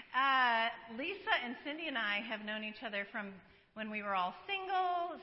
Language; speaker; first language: English; native; English